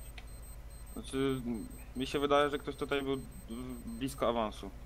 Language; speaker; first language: Polish; native; Polish